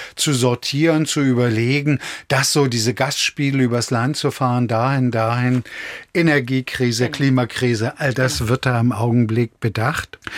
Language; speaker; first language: German; native; German